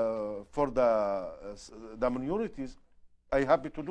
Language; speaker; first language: English; non-native, learner; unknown